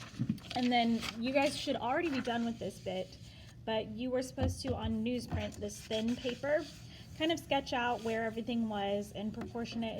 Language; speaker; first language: English; native; English